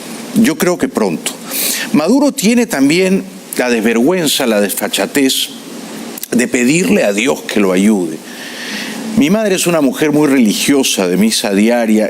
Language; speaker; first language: Spanish; native; Spanish